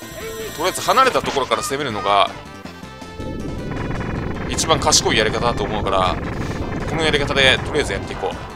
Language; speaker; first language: Japanese; native; Japanese